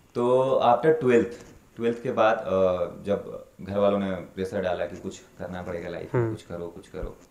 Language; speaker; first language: Hindi; native; Hindi